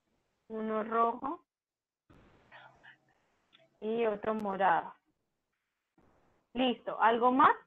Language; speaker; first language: Spanish; native; Spanish